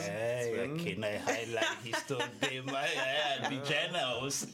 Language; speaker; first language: Danish; non-native, learner; French